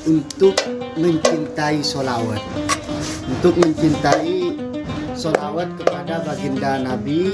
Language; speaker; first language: Indonesian; non-native, local second language; Madurese